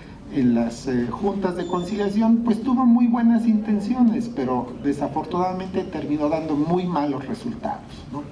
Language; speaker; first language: Spanish; native; Spanish